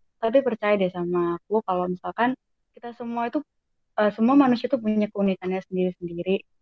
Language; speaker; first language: Indonesian; native; Indonesian